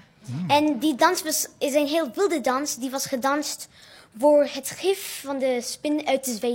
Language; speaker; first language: Dutch; non-native, learner; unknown